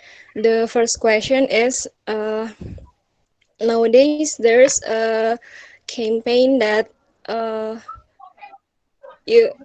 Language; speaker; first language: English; non-native, local second language; Indonesian